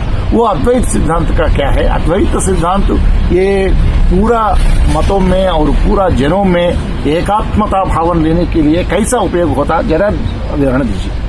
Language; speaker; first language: Hindi; non-native, local second language; Telugu